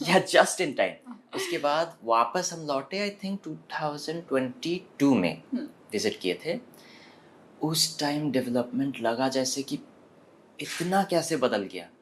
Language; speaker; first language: Hindi; early bilingual, other home language; Korean